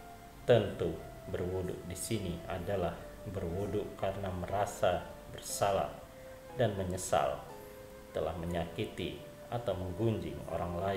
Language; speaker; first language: Indonesian; native; Indonesian